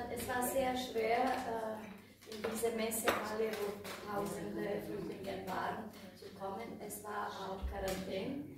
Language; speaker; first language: German; non-native, fluent; Bosnian